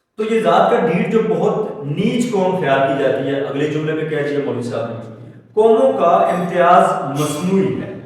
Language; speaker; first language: Urdu; native; Urdu